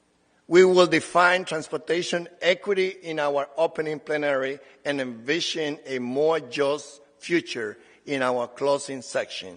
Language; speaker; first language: English; non-native, fluent; Spanish